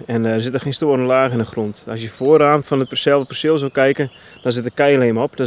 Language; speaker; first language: Dutch; non-native, local second language; Western Frisian